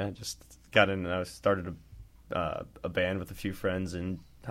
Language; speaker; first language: English; native; English